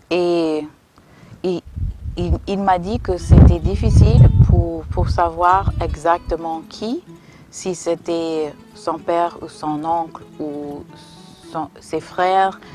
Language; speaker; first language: French; non-native, fluent; English